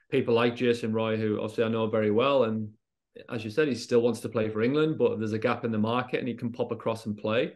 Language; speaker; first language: English; native; English